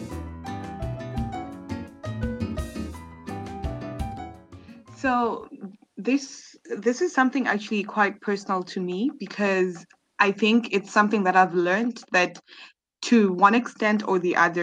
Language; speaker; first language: English; non-native, local second language; Shona